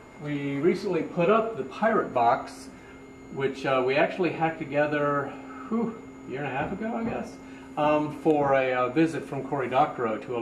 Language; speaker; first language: English; native; English